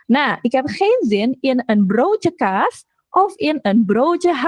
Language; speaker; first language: Dutch; non-native, fluent; Indonesian